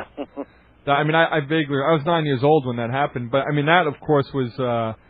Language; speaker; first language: English; native; English